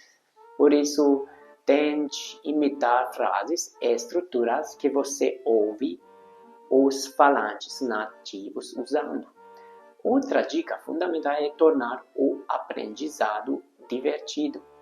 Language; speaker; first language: Portuguese; non-native, fluent; Hungarian